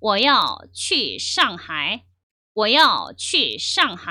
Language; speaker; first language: Chinese; non-native, fluent; Korean